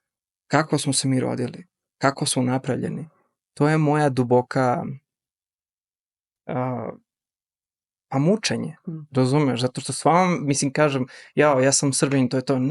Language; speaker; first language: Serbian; early bilingual, heritage; Serbian